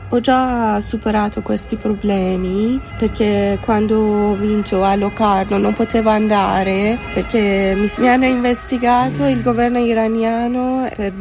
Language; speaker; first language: Italian; non-native, fluent; Persian